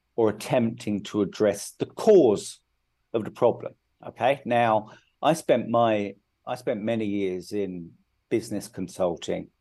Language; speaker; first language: English; native; English